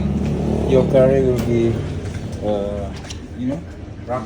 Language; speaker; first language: English; non-native, learner; Indonesian